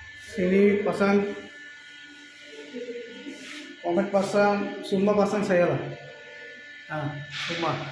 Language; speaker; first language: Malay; non-native, learner; Bangla